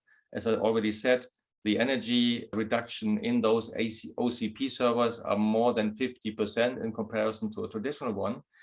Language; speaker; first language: English; non-native, fluent; German